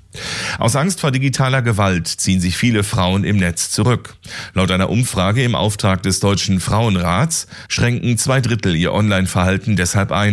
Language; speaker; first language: German; native; German